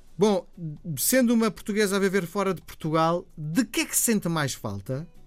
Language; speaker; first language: Portuguese; native; Portuguese